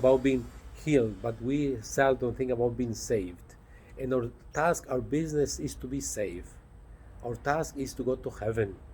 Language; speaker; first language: English; non-native, fluent; Spanish